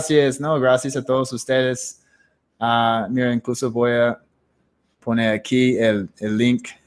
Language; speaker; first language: Spanish; non-native, fluent; English